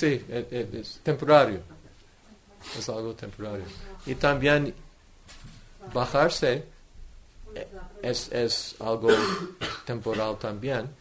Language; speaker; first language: Spanish; non-native, fluent; English